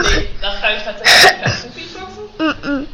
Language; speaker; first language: German; native; German